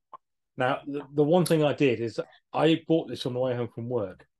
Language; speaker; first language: English; native; English